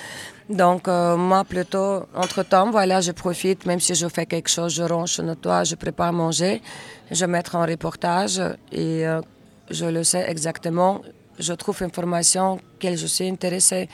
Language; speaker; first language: French; non-native, fluent; Russian